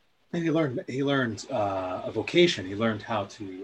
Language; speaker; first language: English; native; English